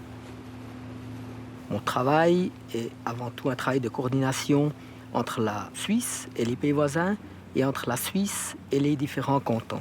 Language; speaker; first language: French; native; French